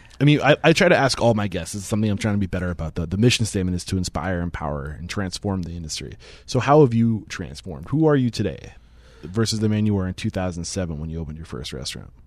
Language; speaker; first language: English; native; English